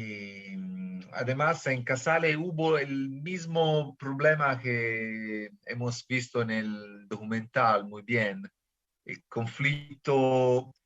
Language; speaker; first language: Spanish; non-native, fluent; Italian